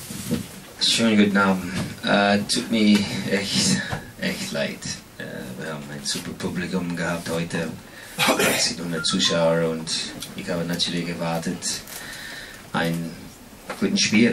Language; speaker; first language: German; non-native, fluent; English